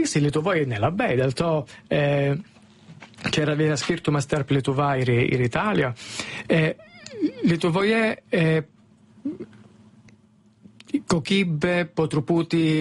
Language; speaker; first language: Lithuanian; non-native, learner; Italian